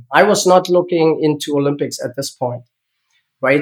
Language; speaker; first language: English; non-native, learner; German